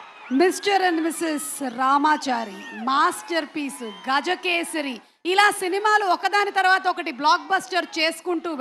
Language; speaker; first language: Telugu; native; Telugu